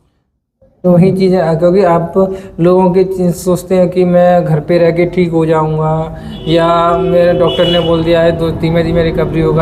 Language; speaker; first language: Hindi; native; Hindi